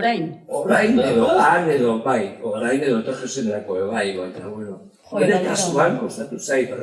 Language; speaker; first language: Basque; non-native, local second language; Spanish